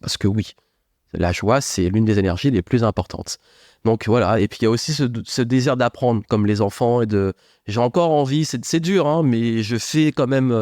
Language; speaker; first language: French; native; French